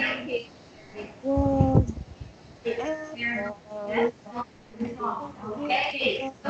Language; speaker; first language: English; non-native, learner; Vietnamese